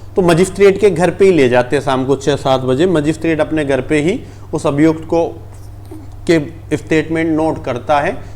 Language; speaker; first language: Hindi; native; Hindi